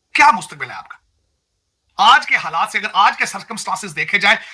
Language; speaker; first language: Urdu; non-native, local second language; Punjabi